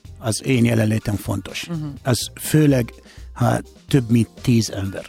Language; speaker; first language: Hungarian; non-native, fluent; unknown